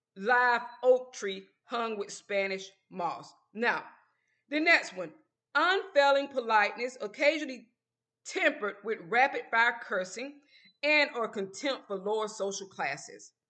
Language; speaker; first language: English; native; English